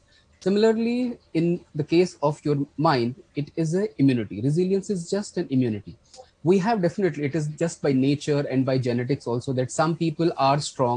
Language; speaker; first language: English; non-native, local second language; Kashmiri